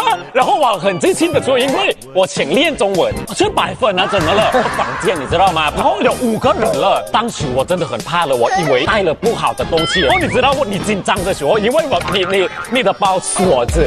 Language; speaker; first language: Chinese; non-native, fluent; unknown